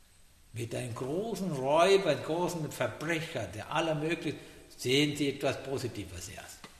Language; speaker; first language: German; non-native, fluent; Sinhala